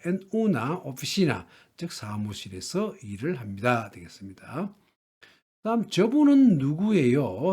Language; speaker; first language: Korean; native; Korean